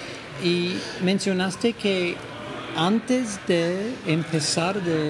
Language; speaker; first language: Spanish; non-native, fluent; English